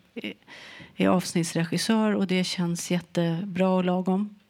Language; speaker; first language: Swedish; native; Swedish